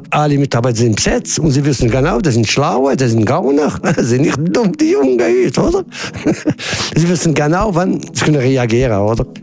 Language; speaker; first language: German; non-native, learner; Arabic